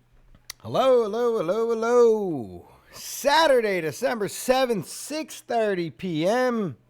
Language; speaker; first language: English; native; English